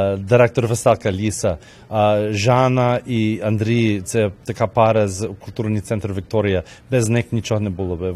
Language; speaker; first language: Ukrainian; early bilingual, heritage; Ukrainian